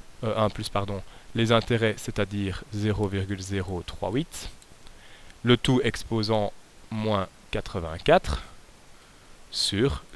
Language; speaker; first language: French; native; French